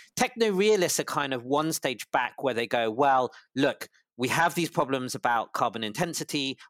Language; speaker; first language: English; native; English